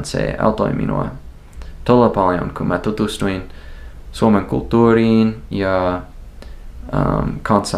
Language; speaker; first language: Finnish; non-native, fluent; English